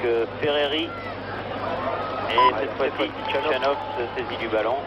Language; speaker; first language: French; native; French